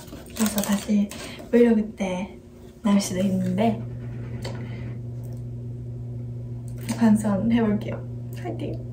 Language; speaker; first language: Korean; non-native, fluent; Japanese